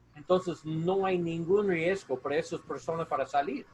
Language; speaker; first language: Spanish; non-native, learner; English